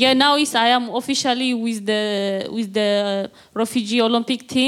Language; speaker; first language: English; non-native, learner; Tigrinya